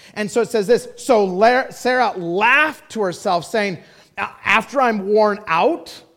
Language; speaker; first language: English; native; English